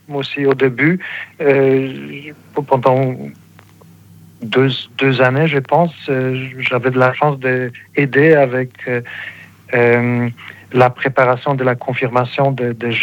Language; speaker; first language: French; non-native, fluent; Polish